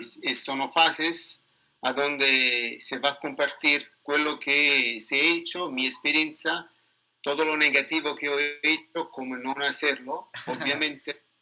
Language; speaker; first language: Spanish; non-native, learner; Italian